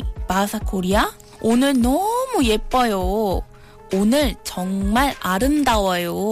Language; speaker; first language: Korean; non-native, fluent; Malay